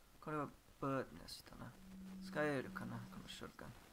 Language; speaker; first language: Japanese; non-native, learner; English